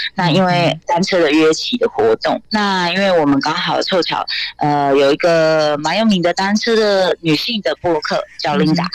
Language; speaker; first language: Chinese; native; Chinese